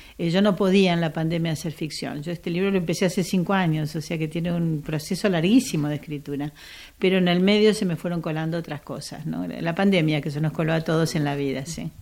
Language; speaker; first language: Spanish; native; Spanish